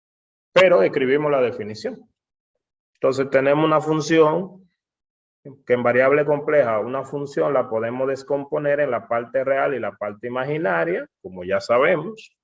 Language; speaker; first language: Spanish; native; Spanish